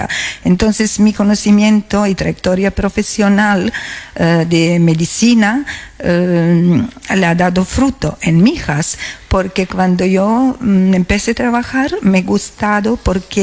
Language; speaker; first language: Spanish; non-native, learner; Croatian